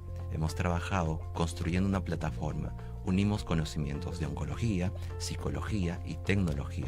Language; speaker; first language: Spanish; native; Spanish